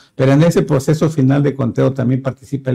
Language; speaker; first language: Spanish; native; Spanish